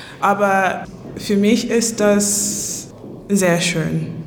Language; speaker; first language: German; non-native, learner; English